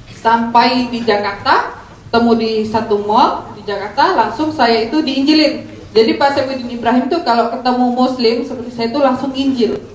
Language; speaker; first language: Indonesian; native; Indonesian